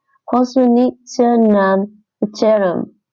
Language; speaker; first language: Russian; non-native, learner; English